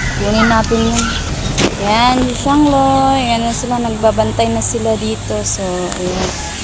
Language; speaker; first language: Filipino; non-native, local second language; Cebuano